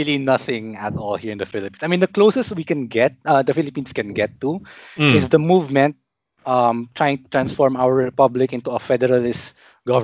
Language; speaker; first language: English; non-native, local second language; Filipino